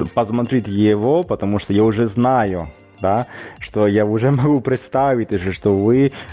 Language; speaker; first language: Russian; non-native, fluent; Italian